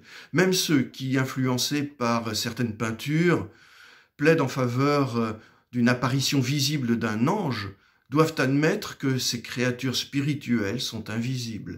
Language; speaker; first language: French; native; French